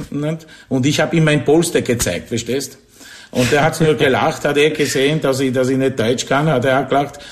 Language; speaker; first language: German; non-native, fluent; Polish